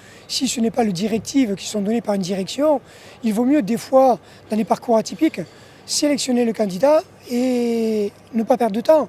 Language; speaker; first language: French; native; French